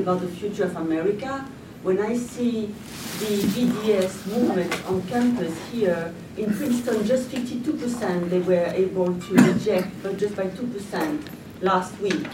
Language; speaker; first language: English; non-native, fluent; French